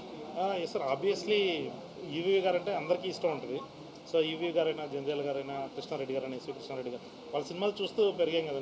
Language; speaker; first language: Telugu; native; Telugu